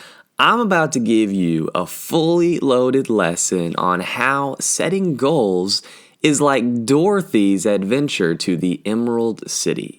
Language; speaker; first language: English; native; English